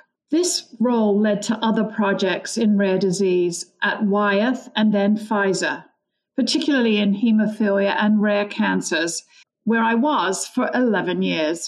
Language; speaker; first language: English; native; English